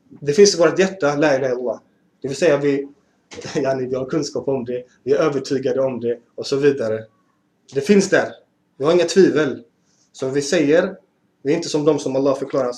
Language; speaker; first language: Swedish; early bilingual, other home language; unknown